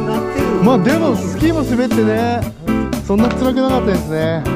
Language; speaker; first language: Japanese; native; Japanese